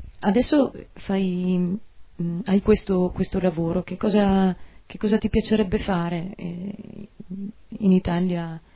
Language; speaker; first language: Italian; native; Italian